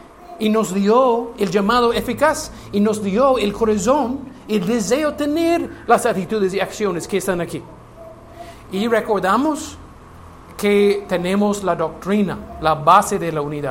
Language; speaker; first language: Spanish; non-native, learner; English